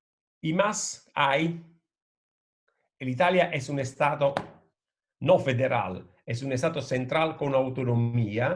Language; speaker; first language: Spanish; non-native, fluent; Italian